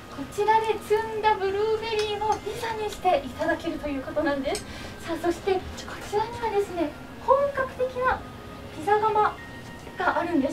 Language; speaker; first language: Japanese; native; Japanese